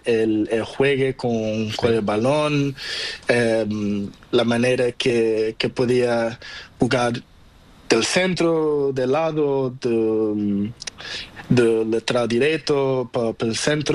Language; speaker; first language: Spanish; non-native, learner; Portuguese